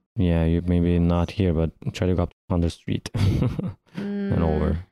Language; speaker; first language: English; non-native, fluent; Turkish